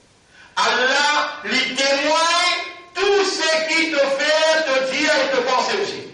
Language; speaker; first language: French; non-native, local second language; Morisyen